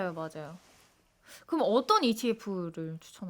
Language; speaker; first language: Korean; native; Korean